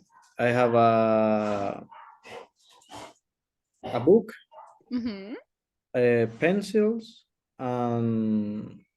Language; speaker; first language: English; non-native, learner; Spanish